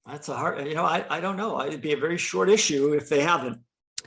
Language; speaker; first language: English; native; English